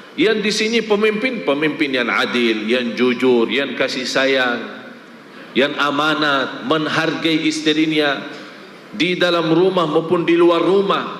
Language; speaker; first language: Malay; non-native, fluent; Arabic